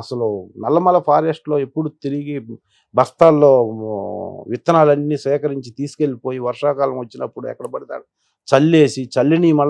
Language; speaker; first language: Telugu; native; Telugu